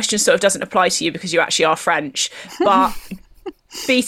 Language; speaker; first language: English; native; English